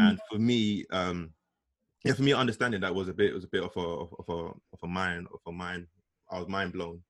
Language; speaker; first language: English; native; English